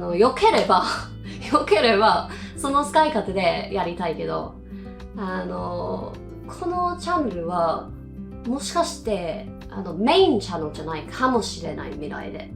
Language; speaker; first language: Japanese; non-native, learner; English